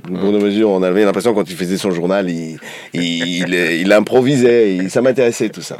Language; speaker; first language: French; non-native, fluent; Portuguese